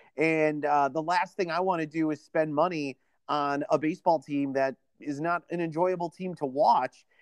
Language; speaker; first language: English; native; English